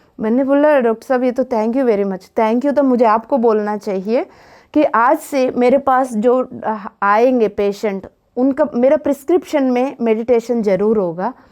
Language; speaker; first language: Hindi; non-native, local second language; Telugu